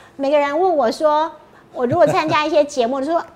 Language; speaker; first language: Chinese; native; Chinese